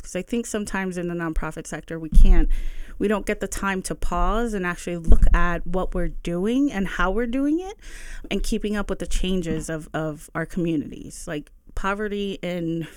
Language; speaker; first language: English; early bilingual, other home language; Spanish